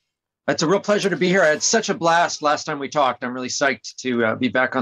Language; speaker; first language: English; native; English